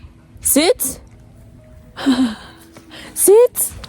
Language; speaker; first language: German; non-native, learner; Mongolian